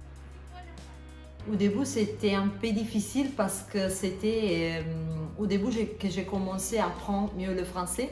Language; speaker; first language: French; non-native, learner; Italian